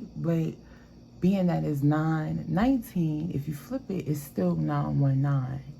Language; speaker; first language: English; native; English